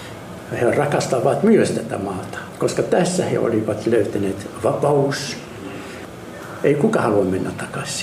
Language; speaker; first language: Finnish; non-native, learner; Arabic